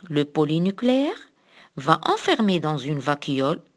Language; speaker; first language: French; non-native, local second language; Arabic